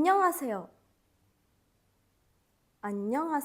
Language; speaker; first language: Korean; non-native, fluent; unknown